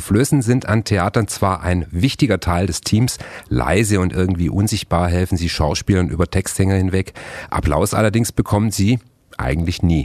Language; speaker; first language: German; native; German